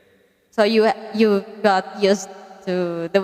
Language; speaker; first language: English; non-native, learner; Indonesian